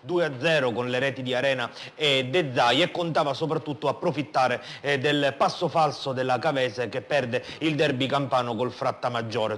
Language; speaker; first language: Italian; native; Italian